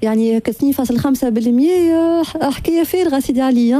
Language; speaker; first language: Arabic; native; Arabic